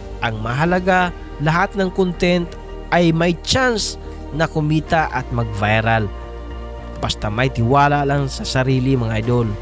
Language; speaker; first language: Filipino; non-native, local second language; Cebuano